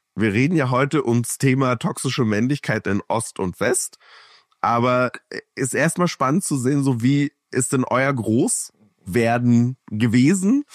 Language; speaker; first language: German; native; German